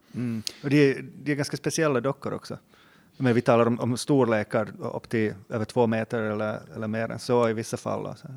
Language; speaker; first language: Swedish; native; Swedish